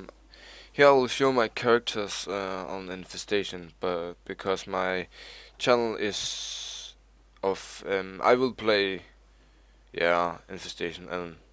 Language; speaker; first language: English; non-native, learner; Danish